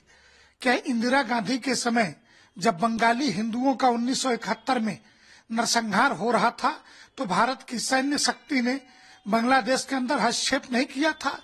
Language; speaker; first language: Hindi; native; Hindi